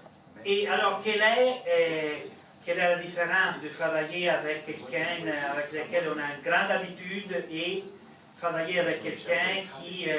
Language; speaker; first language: French; non-native, fluent; Italian